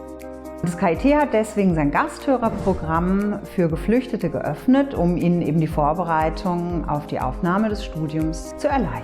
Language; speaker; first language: German; native; German